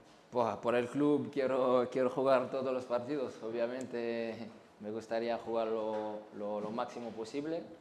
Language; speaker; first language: Spanish; non-native, fluent; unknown